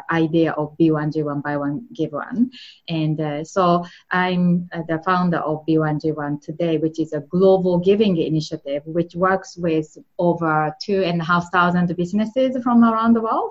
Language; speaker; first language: English; non-native, fluent; Japanese